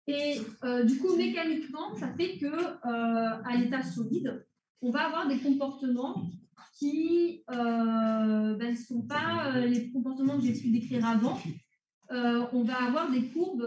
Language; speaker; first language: French; native; French